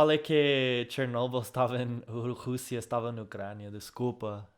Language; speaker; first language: Portuguese; non-native, fluent; English